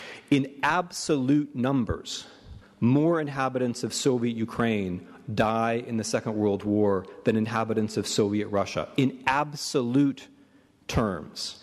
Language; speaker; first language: English; native; English